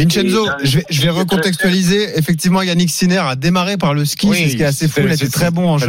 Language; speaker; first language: French; native; French